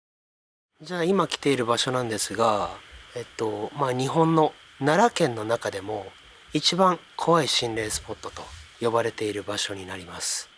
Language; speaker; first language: Japanese; native; Japanese